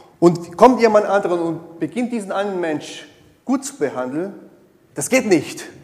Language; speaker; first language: German; non-native, fluent; Portuguese